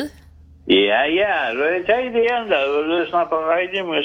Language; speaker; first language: Swedish; native; Swedish